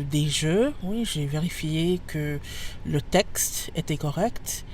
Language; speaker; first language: French; non-native, fluent; English